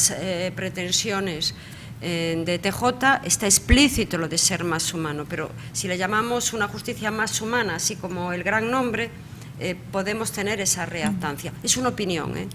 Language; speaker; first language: Spanish; native; Spanish